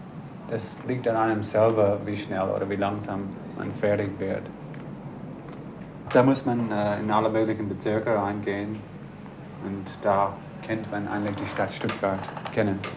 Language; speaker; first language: German; non-native, fluent; English